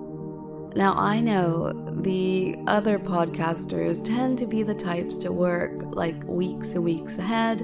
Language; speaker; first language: English; native; English